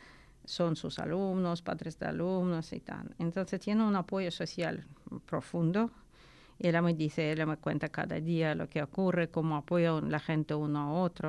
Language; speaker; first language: Spanish; non-native, learner; Ukrainian